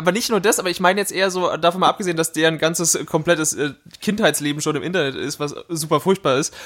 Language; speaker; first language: German; native; German